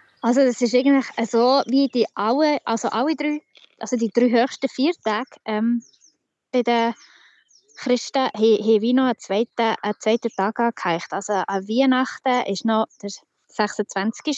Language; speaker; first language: German; native; German